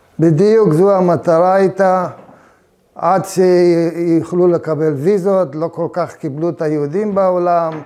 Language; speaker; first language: Hebrew; early bilingual, other home language; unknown